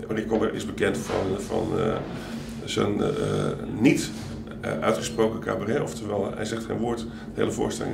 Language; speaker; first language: Dutch; native; Dutch